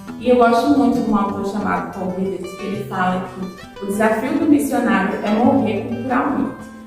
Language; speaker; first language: Portuguese; native; Portuguese